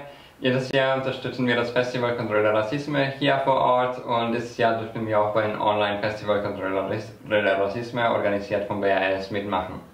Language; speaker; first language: German; non-native, fluent; Portuguese